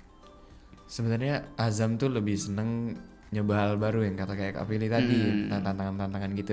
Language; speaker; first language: Indonesian; native; Indonesian